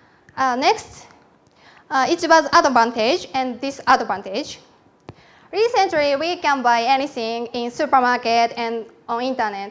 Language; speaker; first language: English; non-native, learner; Japanese